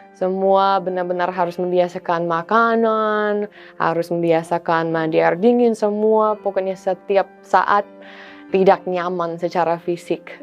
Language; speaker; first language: Indonesian; non-native, fluent; English